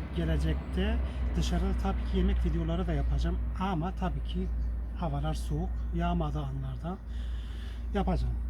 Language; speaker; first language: Turkish; non-native, local second language; Kurdish